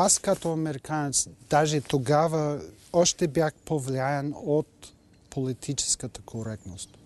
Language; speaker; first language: Bulgarian; non-native, fluent; English